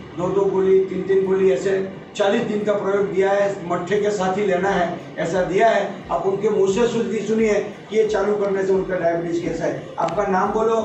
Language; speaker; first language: Hindi; non-native, local second language; Gujarati